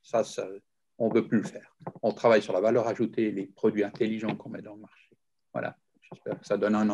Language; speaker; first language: French; native; French